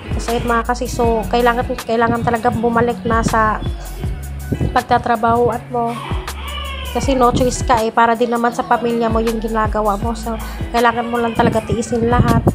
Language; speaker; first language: Filipino; non-native, local second language; Cebuano